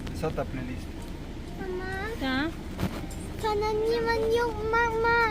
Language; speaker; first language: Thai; early bilingual, heritage; Thai